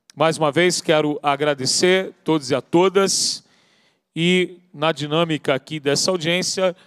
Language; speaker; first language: Portuguese; native; Portuguese